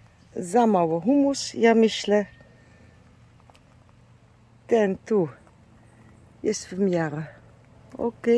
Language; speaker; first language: Polish; non-native, learner; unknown